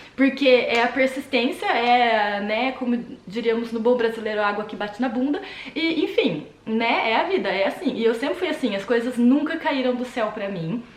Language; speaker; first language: Portuguese; native; Portuguese